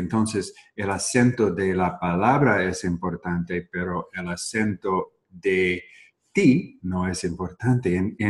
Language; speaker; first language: Spanish; non-native, learner; English